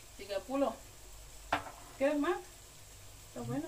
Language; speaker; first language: Spanish; non-native, learner; Indonesian